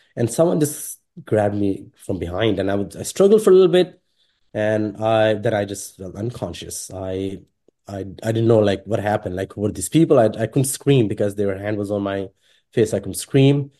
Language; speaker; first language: English; non-native, local second language; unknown